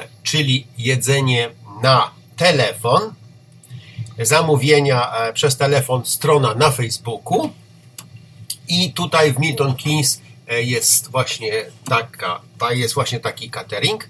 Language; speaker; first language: Polish; native; Polish